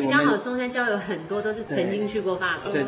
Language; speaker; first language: Chinese; native; Chinese